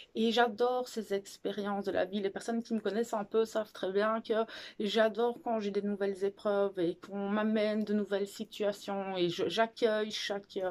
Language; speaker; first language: French; native; French